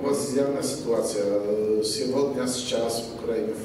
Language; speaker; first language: Russian; non-native, fluent; Polish